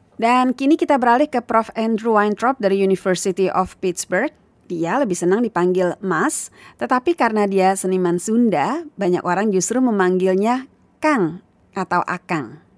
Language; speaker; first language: Indonesian; native; Indonesian